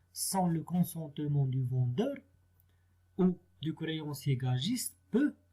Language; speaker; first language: French; non-native, local second language; Arabic